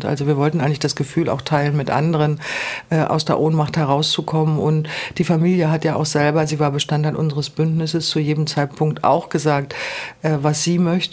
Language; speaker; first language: German; native; German